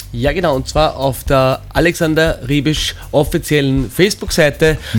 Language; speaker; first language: German; native; German